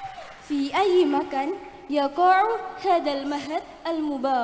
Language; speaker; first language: Arabic; non-native, learner; Indonesian